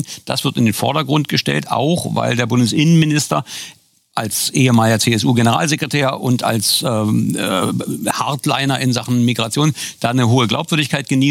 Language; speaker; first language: German; native; German